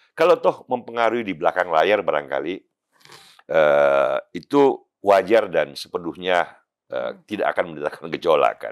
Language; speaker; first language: Indonesian; native; Indonesian